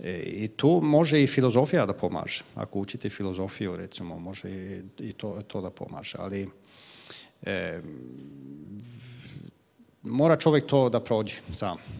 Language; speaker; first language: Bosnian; non-native, fluent; Swedish